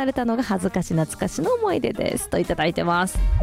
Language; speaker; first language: Japanese; native; Japanese